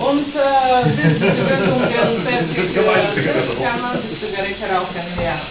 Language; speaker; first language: German; non-native, fluent; Bulgarian